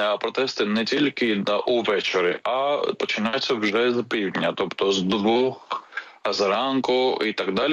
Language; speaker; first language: Ukrainian; non-native, fluent; Georgian